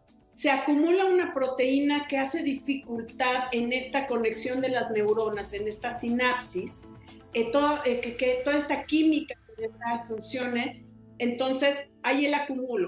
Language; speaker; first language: Spanish; native; Spanish